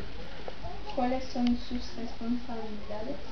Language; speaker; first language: Spanish; non-native, learner; French